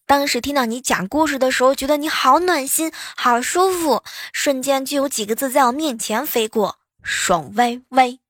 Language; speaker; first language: Chinese; native; Chinese